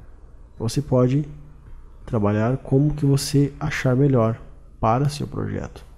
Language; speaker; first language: Portuguese; native; Portuguese